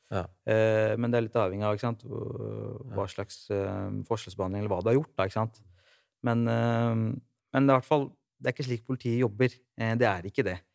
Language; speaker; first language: Norwegian; native; Norwegian